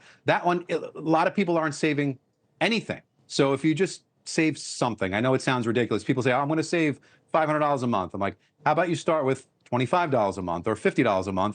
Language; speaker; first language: English; native; English